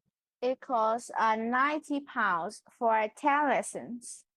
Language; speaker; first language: English; non-native, learner; Vietnamese